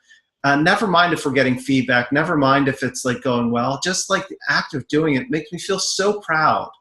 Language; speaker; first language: English; native; English